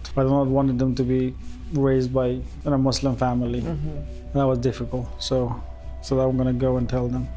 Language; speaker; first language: English; non-native, fluent; Persian